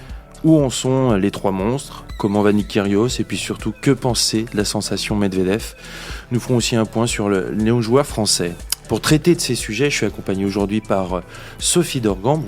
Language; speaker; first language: French; native; French